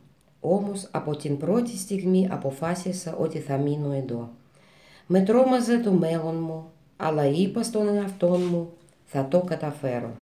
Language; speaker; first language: Greek; non-native, fluent; Russian